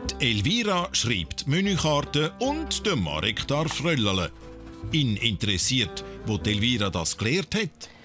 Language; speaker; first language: German; native; German